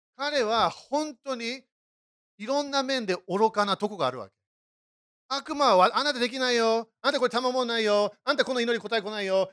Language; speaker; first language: Japanese; non-native, fluent; English